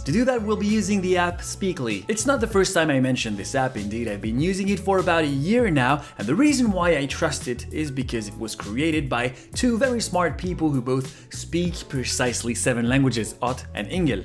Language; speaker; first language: English; non-native, fluent; Japanese